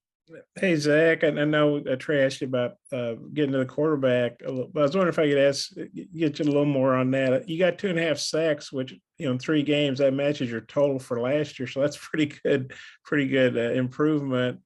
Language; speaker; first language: English; native; English